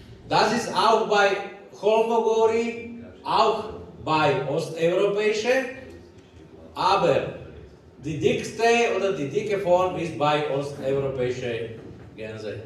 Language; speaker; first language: German; non-native, learner; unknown